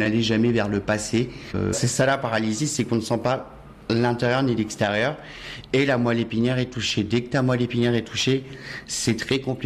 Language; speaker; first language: French; early bilingual, other home language; Latvian